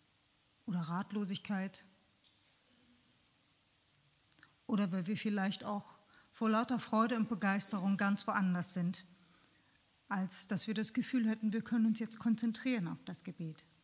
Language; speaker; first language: German; native; German